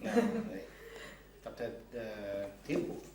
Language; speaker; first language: Icelandic; non-native, learner; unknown